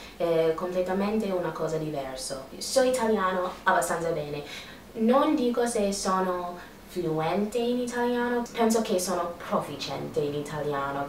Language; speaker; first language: Italian; non-native, learner; English